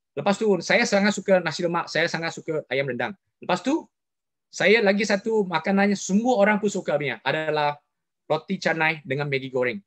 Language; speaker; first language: Malay; non-native, local second language; Chinese